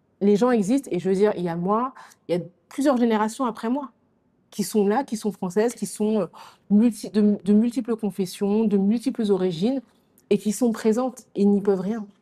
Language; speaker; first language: French; native; French